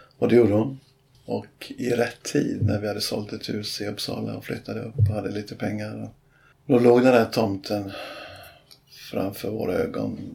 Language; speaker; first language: Swedish; native; Swedish